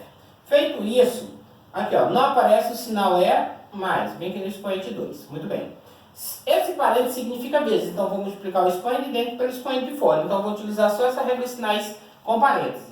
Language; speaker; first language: Portuguese; native; Portuguese